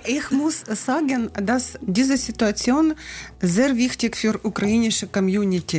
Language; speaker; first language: German; non-native, learner; Ukrainian